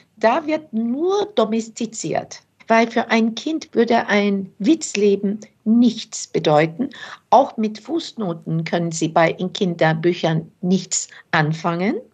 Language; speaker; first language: German; early bilingual, other home language; Turkish